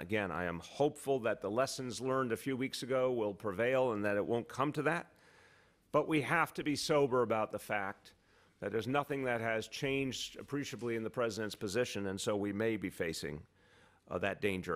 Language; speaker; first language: English; native; English